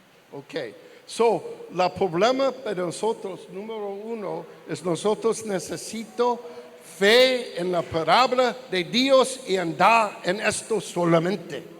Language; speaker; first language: Spanish; non-native, learner; English